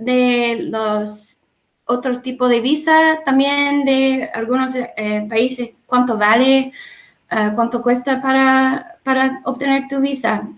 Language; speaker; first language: Spanish; non-native, learner; English